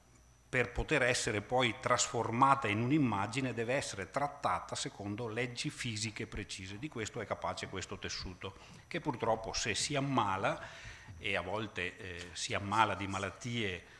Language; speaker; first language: Italian; native; Italian